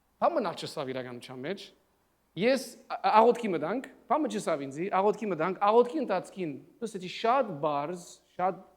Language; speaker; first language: Armenian; early bilingual, heritage; Armenian